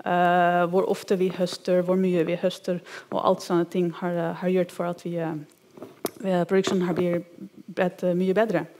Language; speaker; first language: Norwegian; non-native, fluent; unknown